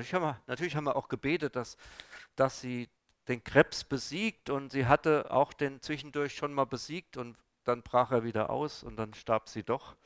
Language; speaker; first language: German; native; German